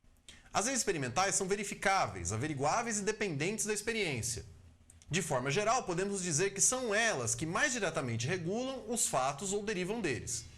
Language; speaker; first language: Portuguese; native; Portuguese